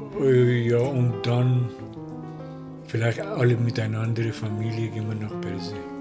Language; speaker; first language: German; non-native, learner; Persian